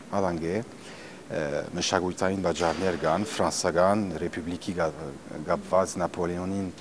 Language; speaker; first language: Armenian; early bilingual, heritage; Armenian